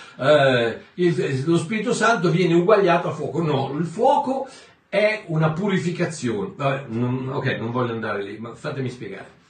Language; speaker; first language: Italian; native; Italian